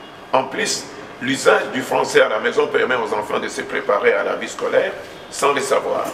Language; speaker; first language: French; non-native, local second language; Lingala